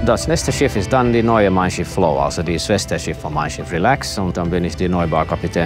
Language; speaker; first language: German; non-native, fluent; Finnish